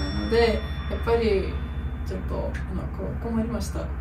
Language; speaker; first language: Japanese; non-native, fluent; Russian